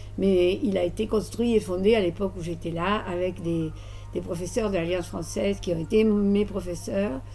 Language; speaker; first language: French; non-native, fluent; Spanish